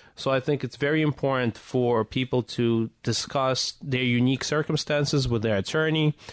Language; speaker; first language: English; early bilingual, other home language; Russian